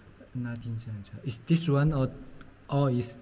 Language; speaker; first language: English; non-native, learner; Chinese